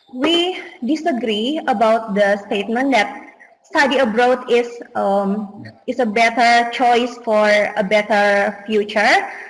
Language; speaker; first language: English; non-native, learner; Indonesian